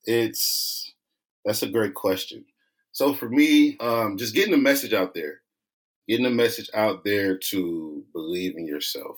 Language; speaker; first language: English; native; English